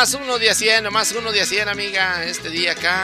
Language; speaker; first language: Spanish; native; Spanish